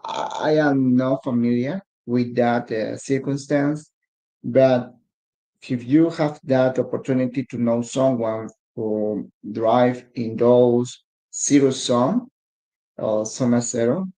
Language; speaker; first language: English; non-native, learner; Spanish